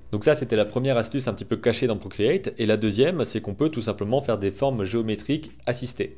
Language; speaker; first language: French; native; French